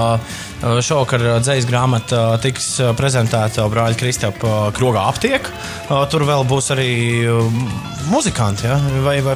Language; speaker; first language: Latvian; native; Latvian